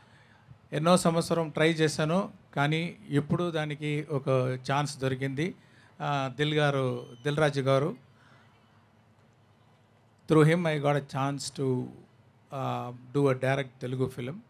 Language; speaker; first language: Telugu; non-native, fluent; Tamil